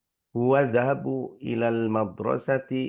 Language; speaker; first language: Arabic; non-native, learner; Indonesian